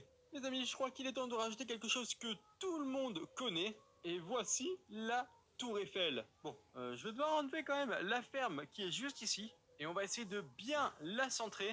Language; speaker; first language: French; native; French